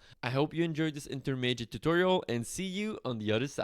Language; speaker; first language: English; non-native, fluent; French